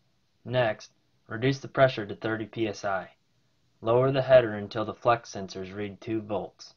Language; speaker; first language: English; native; English